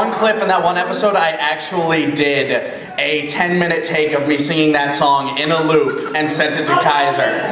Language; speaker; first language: English; native; English